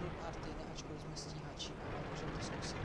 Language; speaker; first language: Czech; native; Czech